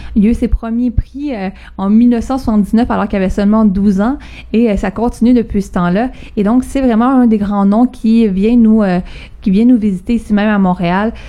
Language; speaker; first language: French; native; French